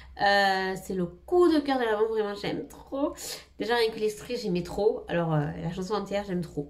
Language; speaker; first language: French; native; French